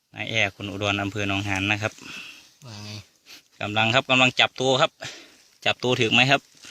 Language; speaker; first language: Thai; native; Thai